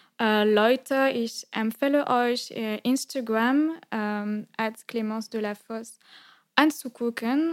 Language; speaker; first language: German; non-native, fluent; French